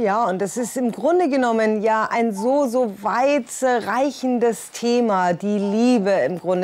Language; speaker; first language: German; native; German